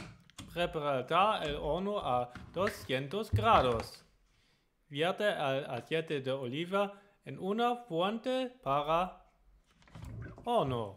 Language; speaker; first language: Spanish; non-native, learner; German